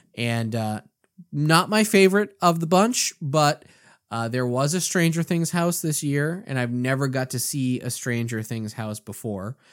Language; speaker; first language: English; native; English